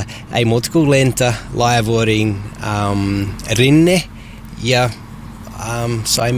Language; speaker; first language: Finnish; non-native, learner; English